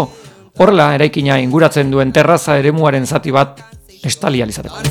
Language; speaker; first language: Basque; native; Basque